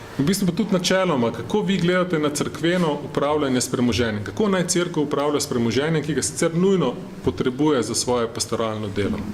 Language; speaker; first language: Slovenian; native; Slovenian